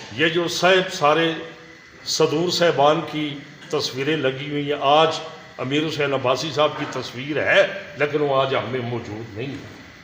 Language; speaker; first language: Urdu; non-native, local second language; Northern Hindko